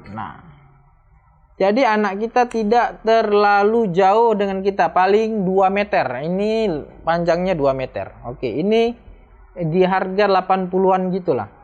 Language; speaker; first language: Indonesian; native; Indonesian